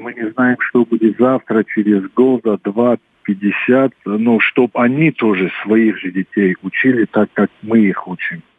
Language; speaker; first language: Russian; non-native, local second language; Ossetic